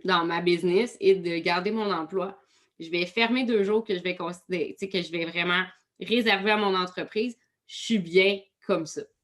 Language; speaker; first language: French; native; French